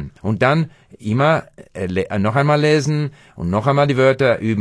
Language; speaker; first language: German; non-native, learner; English